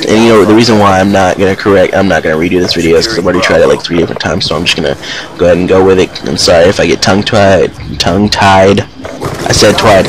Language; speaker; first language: English; native; English